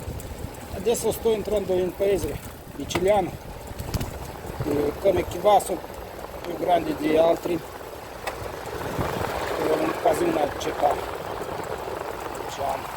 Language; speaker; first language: Italian; non-native, fluent; Romanian